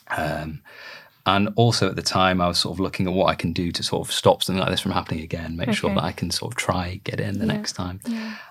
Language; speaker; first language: English; native; English